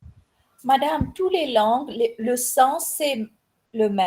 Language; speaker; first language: French; non-native, learner; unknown